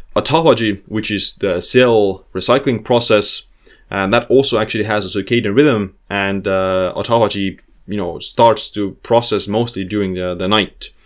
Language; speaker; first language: English; non-native, fluent; Estonian